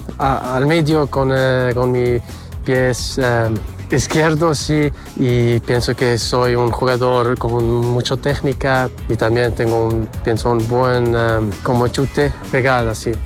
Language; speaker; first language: Spanish; early bilingual, heritage; Spanish